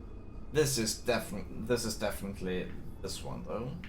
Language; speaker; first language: English; non-native, fluent; Chinese